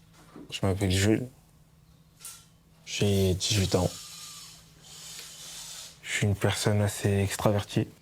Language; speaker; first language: French; native; French